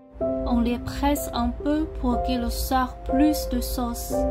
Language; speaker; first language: French; non-native, fluent; Chinese